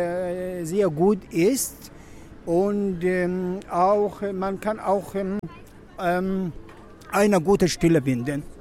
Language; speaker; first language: German; non-native, learner; Arabic